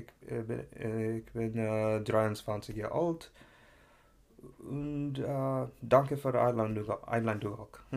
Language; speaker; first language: German; non-native, learner; English